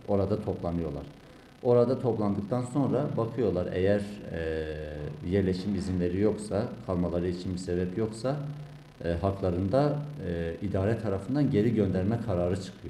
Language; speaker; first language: Turkish; native; Turkish